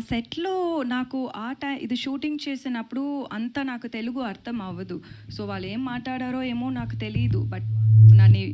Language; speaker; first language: Telugu; non-native, learner; Tamil